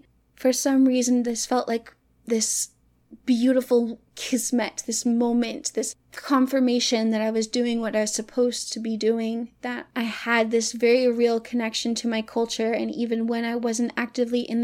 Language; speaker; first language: English; native; English